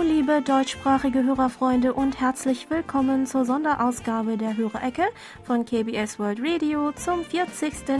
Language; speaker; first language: German; non-native, fluent; Korean